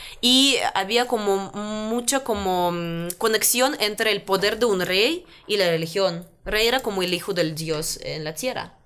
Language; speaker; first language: Spanish; non-native, fluent; Russian